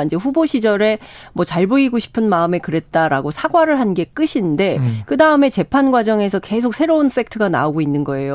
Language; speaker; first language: Korean; native; Korean